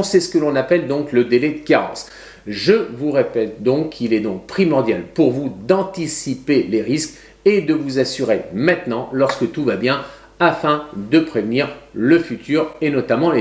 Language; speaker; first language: French; native; French